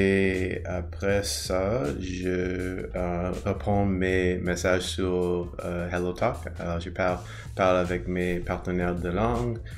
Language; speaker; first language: French; non-native, learner; English